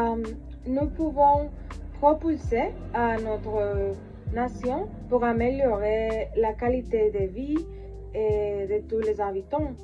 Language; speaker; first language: French; non-native, learner; Spanish